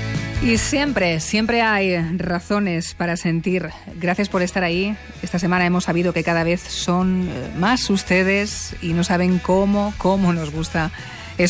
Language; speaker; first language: Spanish; native; Spanish